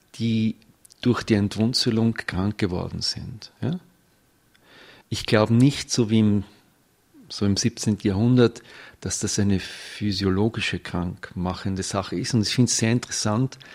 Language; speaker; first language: German; native; German